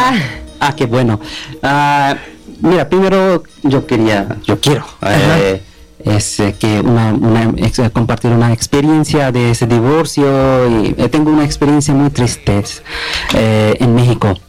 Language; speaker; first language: Spanish; non-native, learner; Bangla